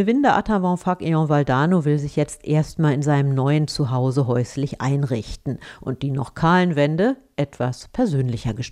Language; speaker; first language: German; native; German